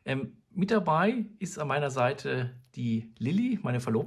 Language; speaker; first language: German; native; German